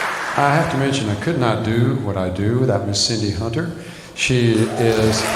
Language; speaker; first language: English; native; English